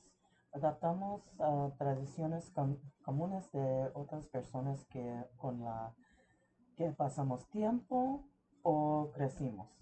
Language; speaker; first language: Spanish; early bilingual, heritage; English